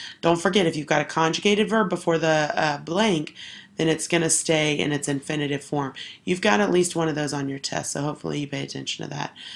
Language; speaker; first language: English; native; English